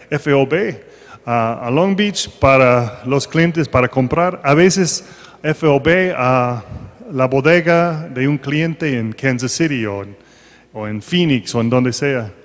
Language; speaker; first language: Spanish; non-native, fluent; English